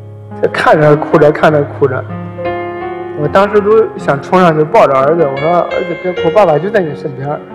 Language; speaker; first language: Chinese; native; Chinese